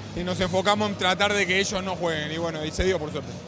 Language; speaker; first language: Spanish; native; Spanish